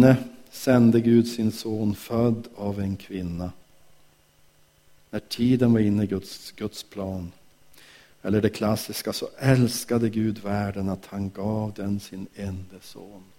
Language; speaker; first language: Swedish; native; Swedish